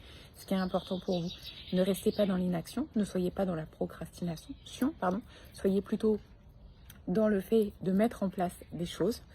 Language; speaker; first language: French; native; French